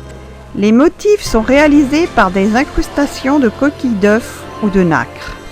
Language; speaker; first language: French; native; French